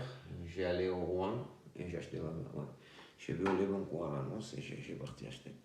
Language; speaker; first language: French; non-native, fluent; Georgian